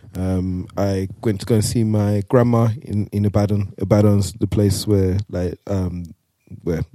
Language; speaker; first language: English; native; English